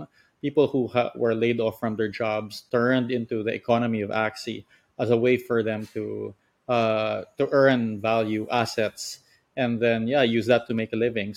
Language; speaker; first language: English; non-native, local second language; Filipino